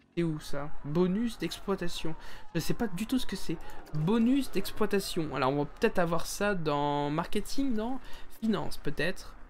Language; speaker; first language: French; native; French